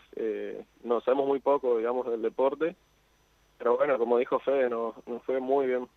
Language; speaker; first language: Spanish; native; Spanish